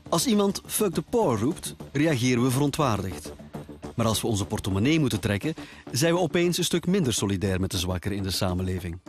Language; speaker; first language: Dutch; native; Dutch